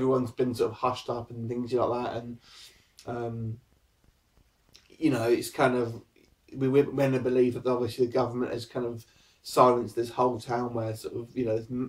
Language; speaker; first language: English; native; English